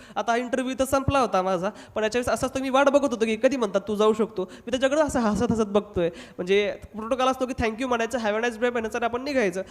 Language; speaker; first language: Marathi; non-native, local second language; Hindi